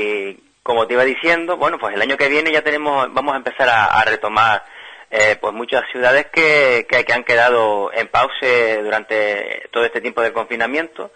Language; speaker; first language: Spanish; native; Spanish